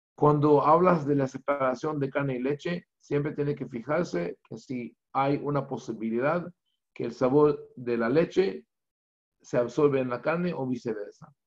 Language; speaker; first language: Spanish; non-native, fluent; Hebrew